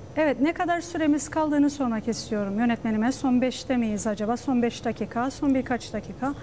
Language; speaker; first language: Turkish; native; Turkish